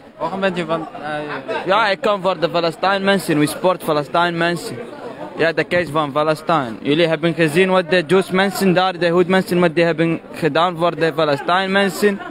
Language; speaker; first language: Dutch; non-native, learner; Arabic